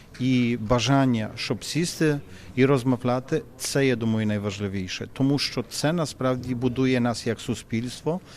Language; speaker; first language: Ukrainian; non-native, fluent; Polish